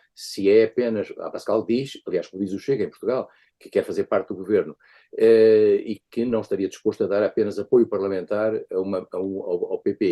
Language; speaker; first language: Portuguese; native; Portuguese